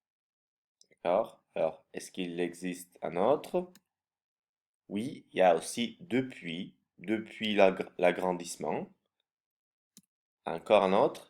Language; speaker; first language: French; non-native, fluent; Turkish